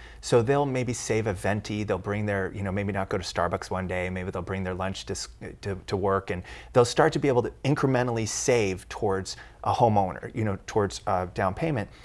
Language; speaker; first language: English; native; English